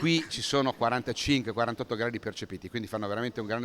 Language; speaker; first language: Italian; native; Italian